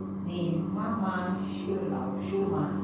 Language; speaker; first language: Chinese; non-native, learner; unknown